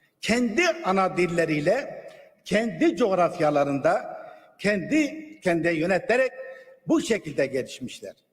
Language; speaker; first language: Turkish; non-native, local second language; Kurdish